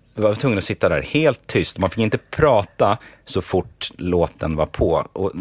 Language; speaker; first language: Swedish; native; Swedish